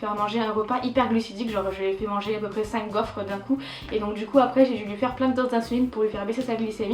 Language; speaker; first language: French; native; French